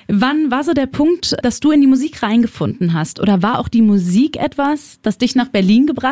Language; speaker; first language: German; native; German